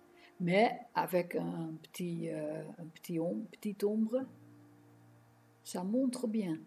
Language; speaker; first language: French; non-native, fluent; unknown